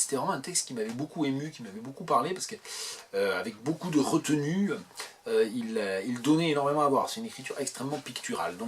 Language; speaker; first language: French; native; French